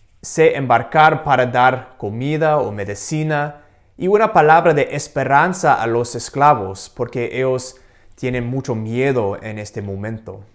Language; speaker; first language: Spanish; non-native, fluent; English